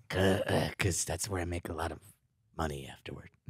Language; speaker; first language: English; native; English